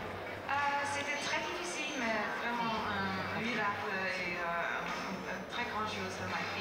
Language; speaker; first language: French; non-native, fluent; Dutch